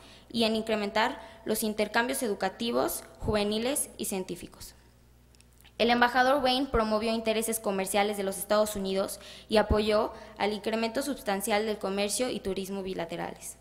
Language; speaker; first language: Spanish; native; Spanish